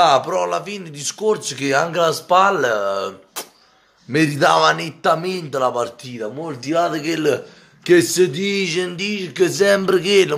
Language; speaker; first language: Italian; native; Italian